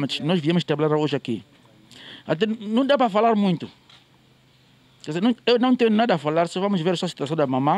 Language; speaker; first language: Portuguese; native; Portuguese